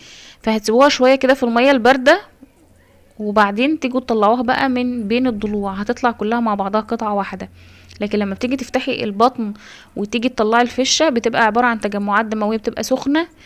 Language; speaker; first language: Arabic; native; Arabic